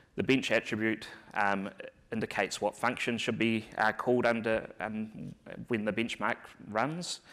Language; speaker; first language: English; native; English